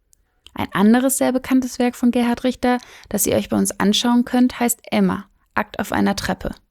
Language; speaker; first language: German; native; German